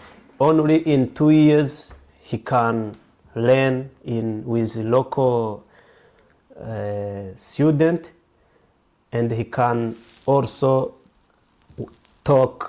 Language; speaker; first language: English; non-native, local second language; Rundi